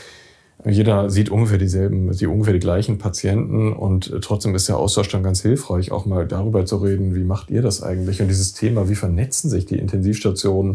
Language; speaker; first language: German; native; German